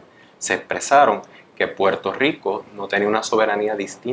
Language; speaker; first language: Spanish; native; Spanish